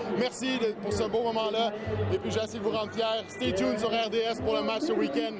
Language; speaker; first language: French; native; French